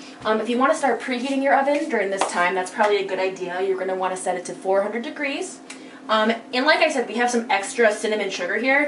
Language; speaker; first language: English; native; English